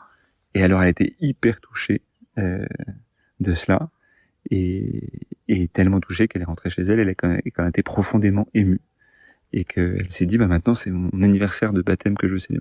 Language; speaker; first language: French; native; French